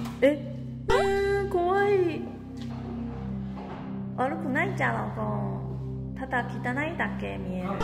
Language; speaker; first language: Japanese; non-native, learner; Chinese